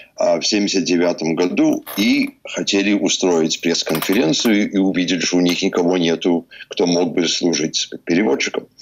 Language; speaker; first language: Russian; early bilingual, heritage; Russian